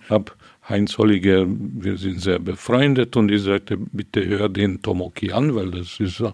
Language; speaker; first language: German; non-native, fluent; Hungarian